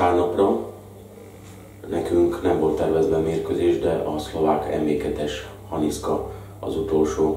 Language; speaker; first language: Hungarian; non-native, fluent; Slovak